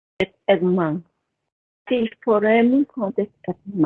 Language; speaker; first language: Swedish; non-native, learner; Spanish